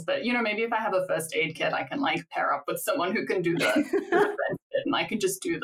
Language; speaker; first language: English; native; English